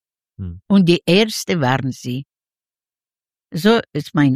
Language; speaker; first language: German; non-native, learner; Yiddish